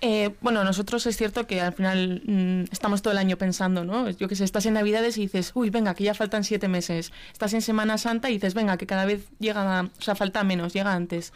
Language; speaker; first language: Spanish; native; Spanish